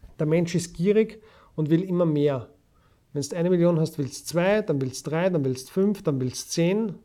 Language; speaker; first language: German; native; German